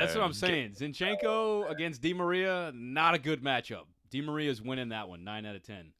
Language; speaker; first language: English; native; English